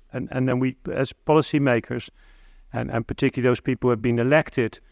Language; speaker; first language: English; non-native, fluent; Dutch